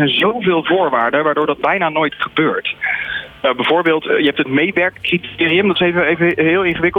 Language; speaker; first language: Dutch; native; Dutch